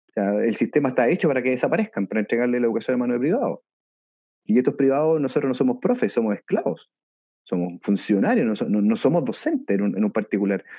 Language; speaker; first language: Spanish; native; Spanish